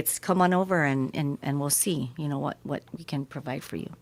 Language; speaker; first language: English; native; English